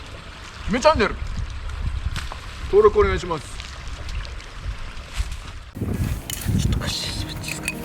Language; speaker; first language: Japanese; native; Japanese